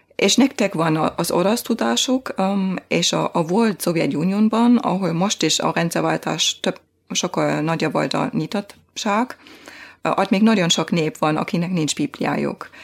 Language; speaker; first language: Hungarian; non-native, fluent; German